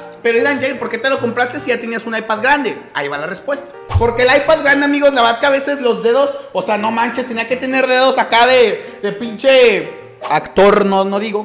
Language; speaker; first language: Spanish; native; Spanish